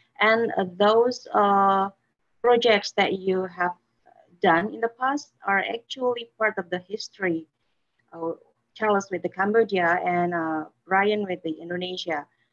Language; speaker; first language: English; non-native, fluent; Indonesian